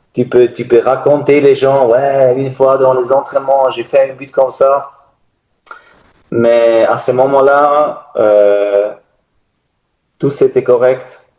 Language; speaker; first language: French; non-native, learner; German